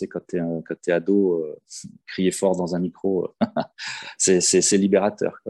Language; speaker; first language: French; native; French